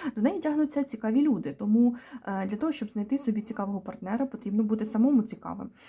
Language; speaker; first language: Ukrainian; native; Ukrainian